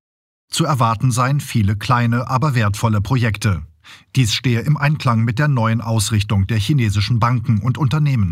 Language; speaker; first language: German; native; German